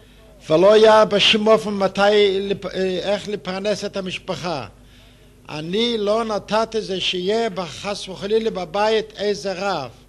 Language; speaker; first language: Hebrew; non-native, fluent; Yiddish